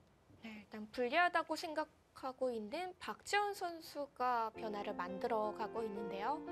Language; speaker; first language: Korean; native; Korean